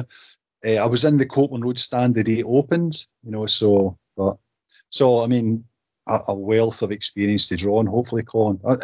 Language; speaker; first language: English; native; English